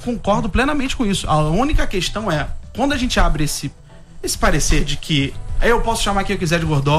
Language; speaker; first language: Portuguese; native; Portuguese